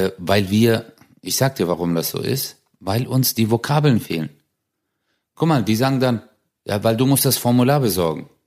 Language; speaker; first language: German; early bilingual, other home language; Turkish